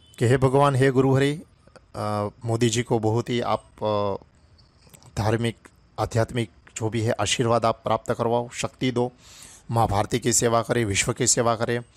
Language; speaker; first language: Hindi; non-native, local second language; Gujarati